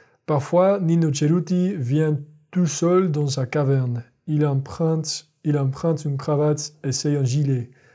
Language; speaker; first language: French; non-native, fluent; English